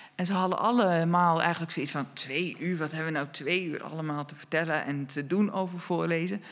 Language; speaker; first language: Dutch; native; Dutch